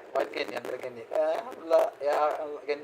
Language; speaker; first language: Arabic; non-native, learner; Malayalam